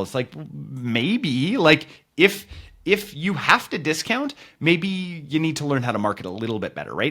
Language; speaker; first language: English; native; English